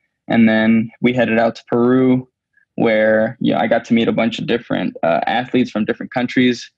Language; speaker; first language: English; early bilingual, other home language; Spanish